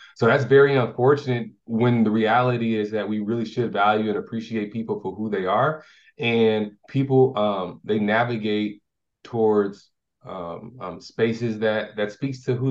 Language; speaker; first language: English; native; English